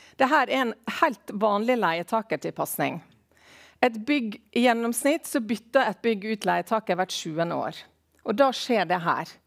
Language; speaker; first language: Norwegian; native; Norwegian